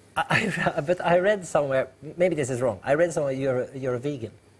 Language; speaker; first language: English; non-native, fluent; Norwegian